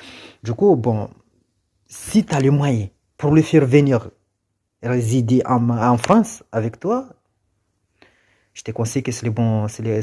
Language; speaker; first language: French; non-native, local second language; Comorian